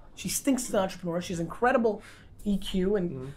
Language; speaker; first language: English; non-native, fluent; Russian